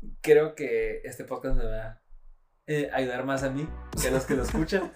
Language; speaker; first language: Spanish; native; Spanish